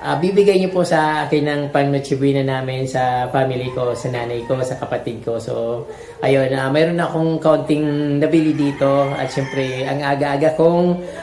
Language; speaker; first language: Filipino; native; Filipino